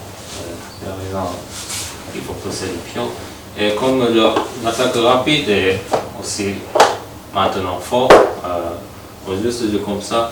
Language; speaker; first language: French; non-native, fluent; Japanese